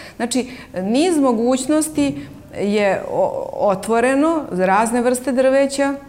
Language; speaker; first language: Serbian; native; Serbian